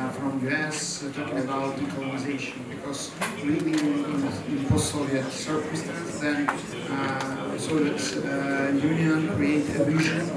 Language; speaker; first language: English; non-native, learner; Ukrainian